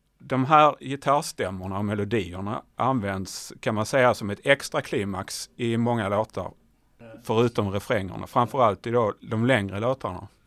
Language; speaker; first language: Swedish; native; Swedish